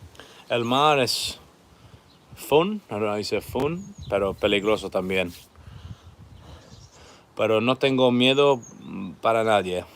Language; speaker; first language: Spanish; non-native, learner; English